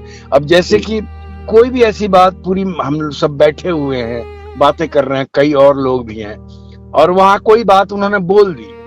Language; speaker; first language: Hindi; native; Hindi